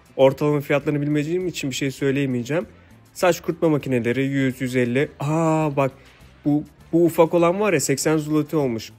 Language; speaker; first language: Turkish; native; Turkish